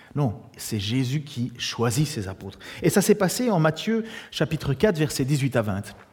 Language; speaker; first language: French; native; French